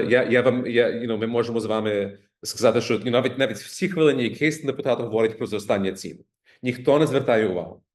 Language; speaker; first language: Ukrainian; early bilingual, heritage; Ukrainian